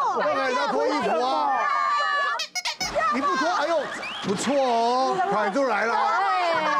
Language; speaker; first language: Chinese; native; Chinese